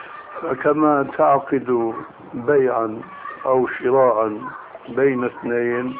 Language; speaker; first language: Arabic; early bilingual, other home language; Albanian